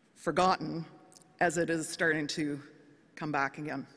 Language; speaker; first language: English; native; English